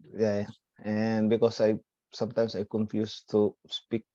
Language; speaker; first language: English; non-native, learner; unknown